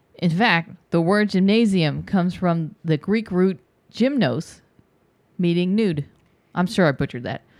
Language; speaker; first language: English; early bilingual, other home language; Filipino